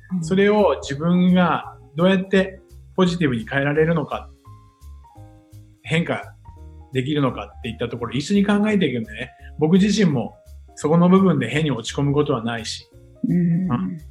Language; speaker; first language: Japanese; native; Japanese